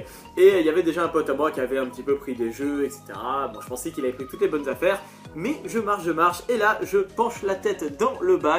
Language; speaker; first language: French; native; French